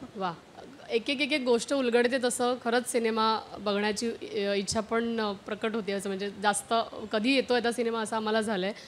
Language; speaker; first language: Marathi; native; Marathi